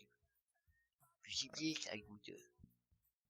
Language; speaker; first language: French; native; French